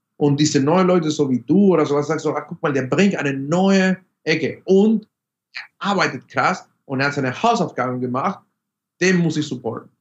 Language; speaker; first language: German; non-native, fluent; Spanish